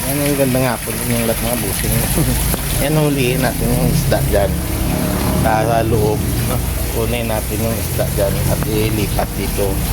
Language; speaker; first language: Filipino; non-native, local second language; Hiligaynon